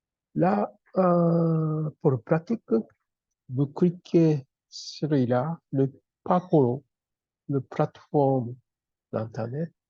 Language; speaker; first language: French; non-native, fluent; Japanese